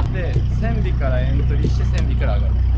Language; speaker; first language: Japanese; native; Japanese